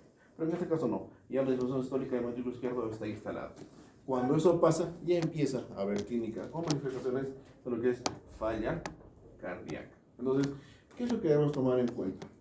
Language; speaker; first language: Spanish; native; Spanish